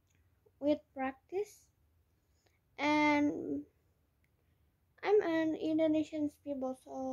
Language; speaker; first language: English; non-native, learner; Indonesian